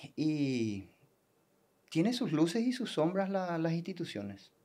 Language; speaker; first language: Spanish; native; Spanish